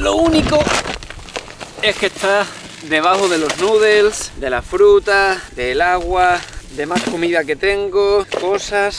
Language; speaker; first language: Spanish; native; Spanish